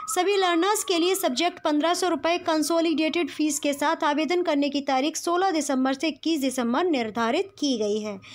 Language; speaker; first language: Hindi; native; Hindi